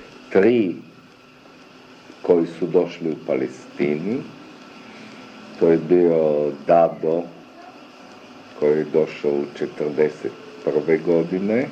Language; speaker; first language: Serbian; early bilingual, other home language; German